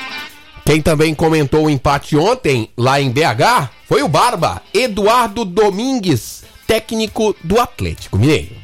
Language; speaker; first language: Portuguese; native; Portuguese